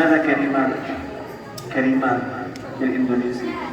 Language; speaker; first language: Indonesian; non-native, learner; Arabic